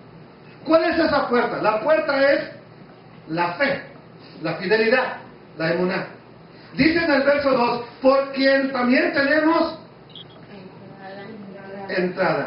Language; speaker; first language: Spanish; native; Spanish